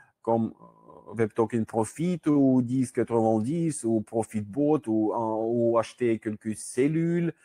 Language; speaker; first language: French; non-native, learner; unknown